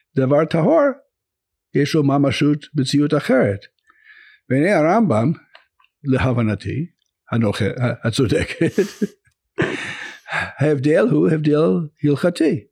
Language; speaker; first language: Hebrew; non-native, fluent; English